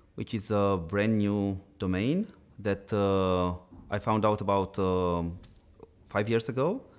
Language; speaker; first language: English; non-native, fluent; Romanian